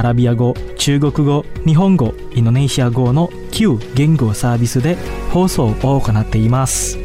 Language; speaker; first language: Japanese; non-native, fluent; Indonesian